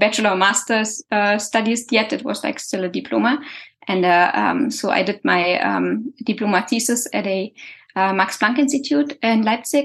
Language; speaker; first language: English; non-native, fluent; German